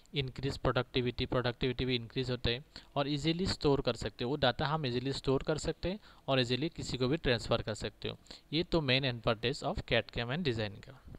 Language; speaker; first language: Hindi; native; Hindi